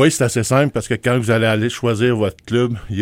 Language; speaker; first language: French; native; French